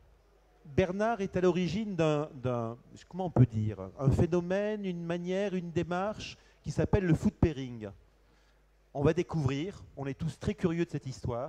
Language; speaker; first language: French; native; French